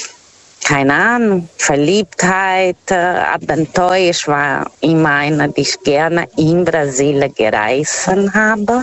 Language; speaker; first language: German; non-native, fluent; Portuguese